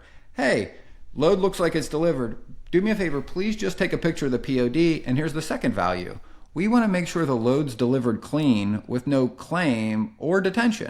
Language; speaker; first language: English; native; English